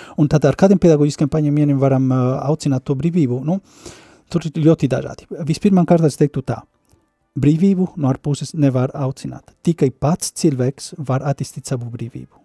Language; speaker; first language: Latvian; non-native, fluent; Spanish